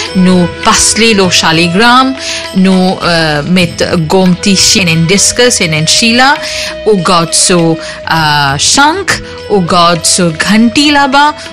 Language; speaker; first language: French; non-native, local second language; Morisyen